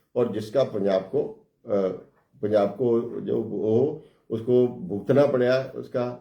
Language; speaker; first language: Hindi; non-native, local second language; Punjabi